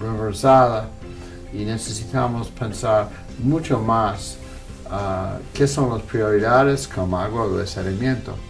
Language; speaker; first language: Spanish; non-native, fluent; English